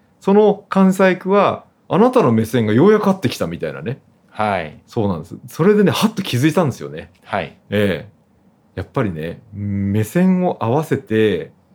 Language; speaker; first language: Japanese; native; Japanese